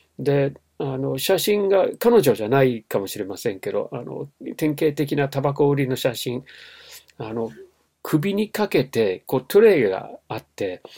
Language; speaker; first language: Japanese; non-native, fluent; English